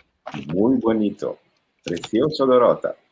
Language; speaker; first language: Spanish; non-native, fluent; Italian